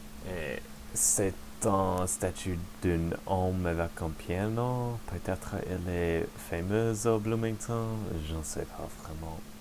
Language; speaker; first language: French; non-native, learner; English